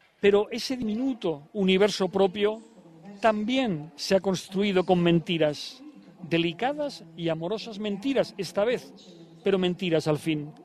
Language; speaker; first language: Spanish; native; Spanish